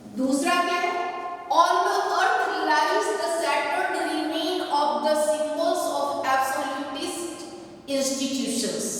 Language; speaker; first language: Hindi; native; Hindi